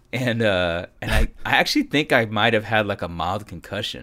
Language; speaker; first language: English; early bilingual, other home language; Spanish